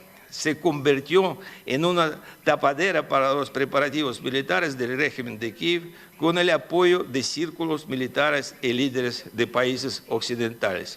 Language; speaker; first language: Spanish; non-native, fluent; Russian